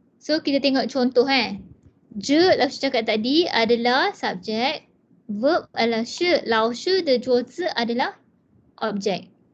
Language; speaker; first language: Malay; non-native, local second language; Chinese